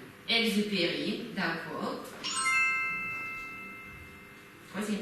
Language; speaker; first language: French; non-native, fluent; Russian